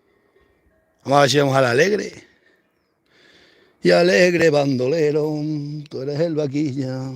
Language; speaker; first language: Spanish; native; Spanish